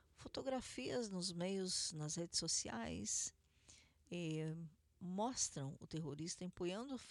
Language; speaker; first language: Portuguese; native; Portuguese